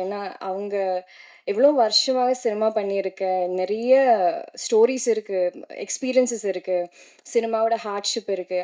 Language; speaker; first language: Tamil; non-native, learner; Malayalam